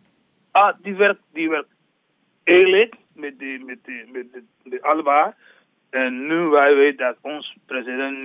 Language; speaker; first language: Dutch; non-native, learner; English